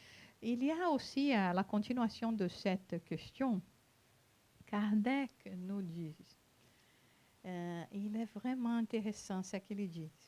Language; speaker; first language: French; non-native, fluent; Portuguese